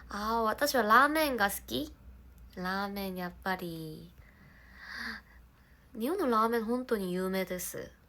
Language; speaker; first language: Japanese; non-native, learner; Korean